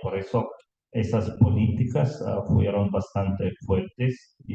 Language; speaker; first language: Spanish; non-native, learner; Lithuanian